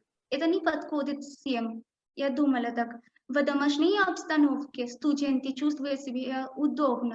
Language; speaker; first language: Russian; non-native, learner; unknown